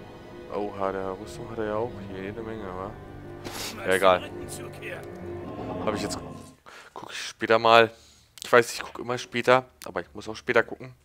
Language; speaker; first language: German; native; German